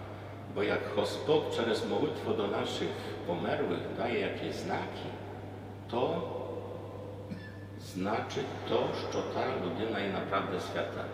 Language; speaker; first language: Ukrainian; non-native, fluent; Polish